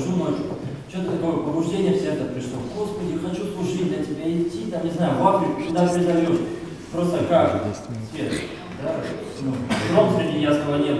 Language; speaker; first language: Russian; native; Russian